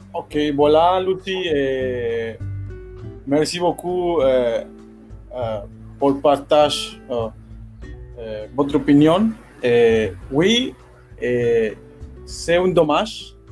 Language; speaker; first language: French; non-native, learner; Spanish